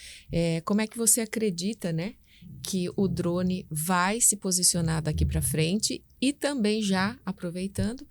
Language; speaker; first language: Portuguese; native; Portuguese